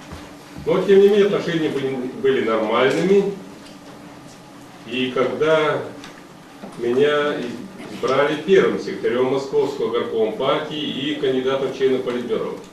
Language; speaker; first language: Russian; native; Russian